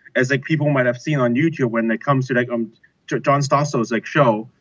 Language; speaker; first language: English; non-native, local second language; Cantonese